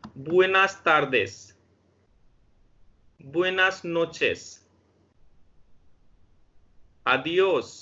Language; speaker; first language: Spanish; non-native, fluent; Hindi